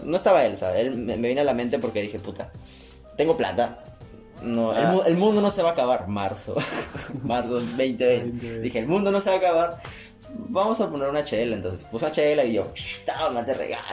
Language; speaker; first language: Spanish; native; Spanish